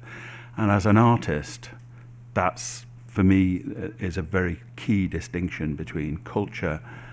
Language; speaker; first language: English; native; English